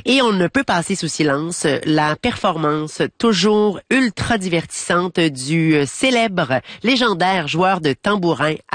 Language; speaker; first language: French; native; French